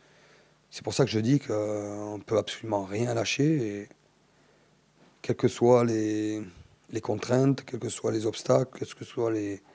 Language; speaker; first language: French; native; French